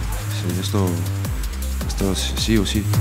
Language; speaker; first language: Spanish; non-native, fluent; French